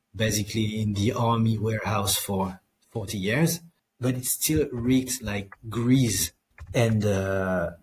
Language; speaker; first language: English; non-native, fluent; French